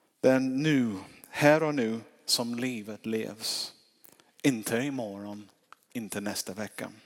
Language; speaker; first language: Swedish; non-native, fluent; English